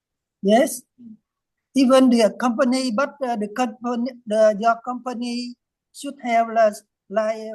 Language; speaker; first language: English; non-native, learner; Vietnamese